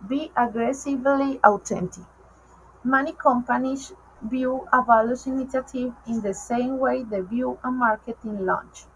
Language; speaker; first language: English; non-native, learner; Spanish